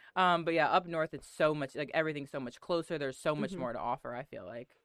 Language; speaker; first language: English; native; English